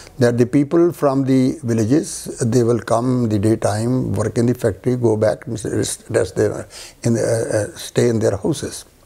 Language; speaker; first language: English; non-native, local second language; Punjabi